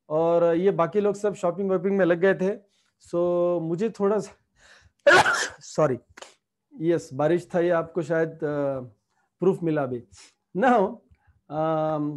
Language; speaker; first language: Hindi; non-native, local second language; Marathi